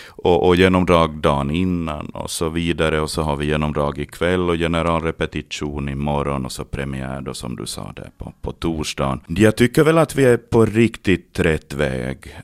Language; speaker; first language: Swedish; native; Swedish